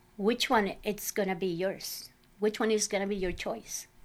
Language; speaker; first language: English; non-native, fluent; Spanish